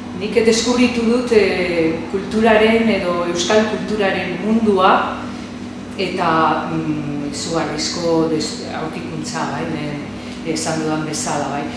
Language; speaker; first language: Basque; non-native, local second language; Spanish